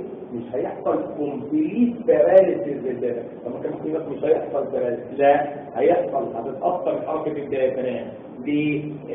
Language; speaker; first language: Arabic; native; Arabic